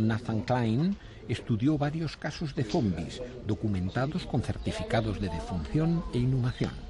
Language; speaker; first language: Spanish; native; Spanish